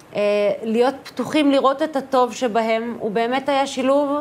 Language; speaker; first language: Hebrew; native; Hebrew